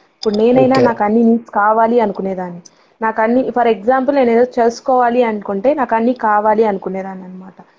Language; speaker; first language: Telugu; non-native, local second language; Tamil